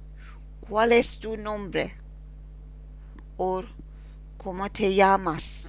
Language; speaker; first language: Spanish; non-native, fluent; Persian